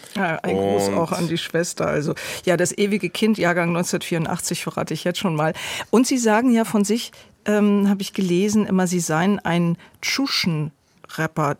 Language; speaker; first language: German; native; German